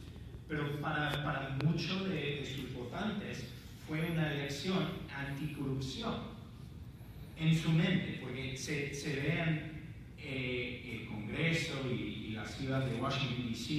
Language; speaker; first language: Spanish; non-native, fluent; English